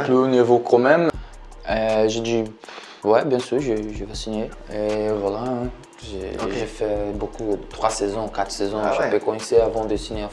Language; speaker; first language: French; non-native, learner; Portuguese